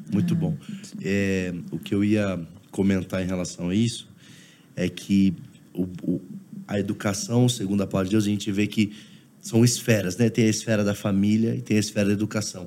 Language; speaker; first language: Portuguese; native; Portuguese